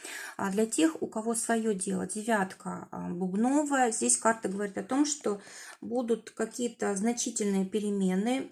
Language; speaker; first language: Russian; native; Russian